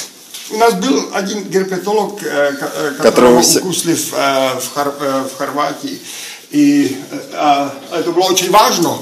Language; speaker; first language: Russian; non-native, fluent; Czech